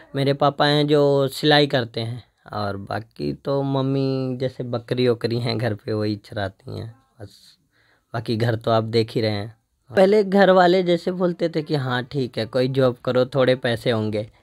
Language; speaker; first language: Hindi; native; Hindi